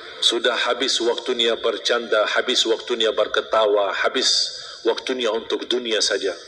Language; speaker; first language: Malay; non-native, fluent; Arabic